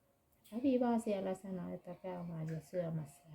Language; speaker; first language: Finnish; non-native, learner; Thai